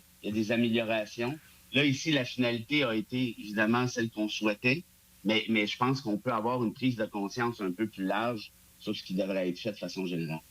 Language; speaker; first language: French; native; French